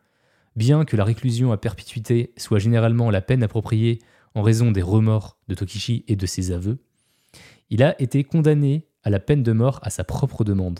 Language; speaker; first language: French; native; French